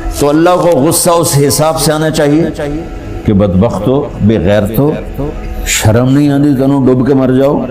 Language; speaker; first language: Urdu; non-native, local second language; Punjabi